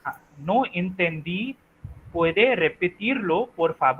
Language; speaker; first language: Spanish; non-native, fluent; Hindi